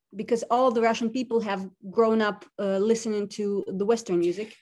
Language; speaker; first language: English; non-native, fluent; Russian